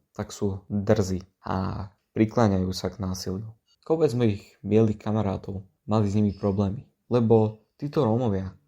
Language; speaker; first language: Slovak; native; Slovak